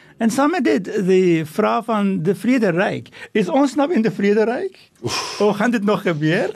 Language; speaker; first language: Afrikaans; non-native, fluent; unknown